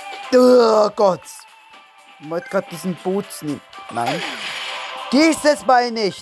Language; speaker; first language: German; native; German